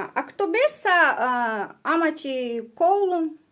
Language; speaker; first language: Finnish; non-native, learner; Russian